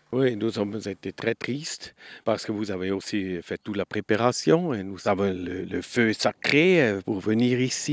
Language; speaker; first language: French; non-native, local second language; German